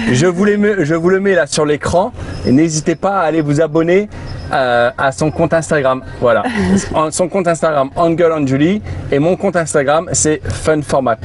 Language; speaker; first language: French; native; French